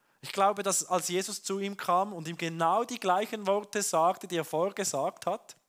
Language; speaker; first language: German; native; German